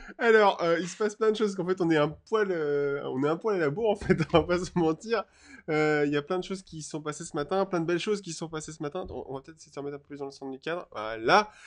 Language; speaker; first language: French; native; French